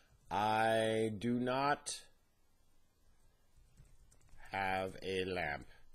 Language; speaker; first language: English; native; English